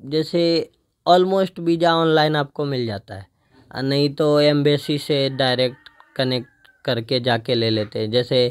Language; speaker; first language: Hindi; native; Hindi